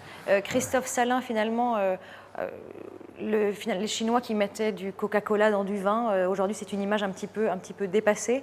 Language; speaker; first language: French; native; French